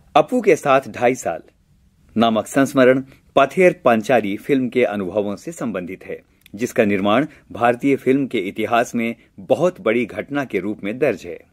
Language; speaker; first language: Hindi; native; Hindi